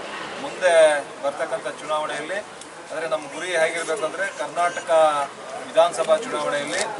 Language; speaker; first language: Kannada; native; Kannada